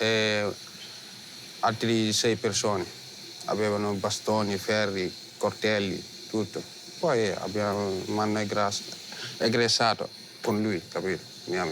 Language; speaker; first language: Italian; non-native, learner; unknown